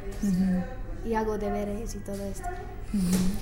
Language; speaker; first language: Spanish; non-native, learner; English